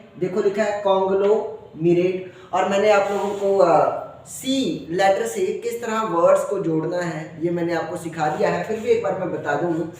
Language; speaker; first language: Hindi; non-native, local second language; Punjabi